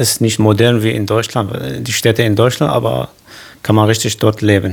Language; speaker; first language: German; non-native, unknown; Kurdish